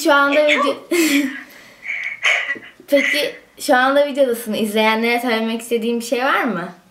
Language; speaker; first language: Turkish; native; Turkish